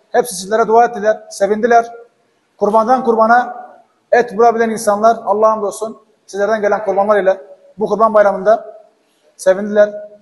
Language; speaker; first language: Turkish; non-native, fluent; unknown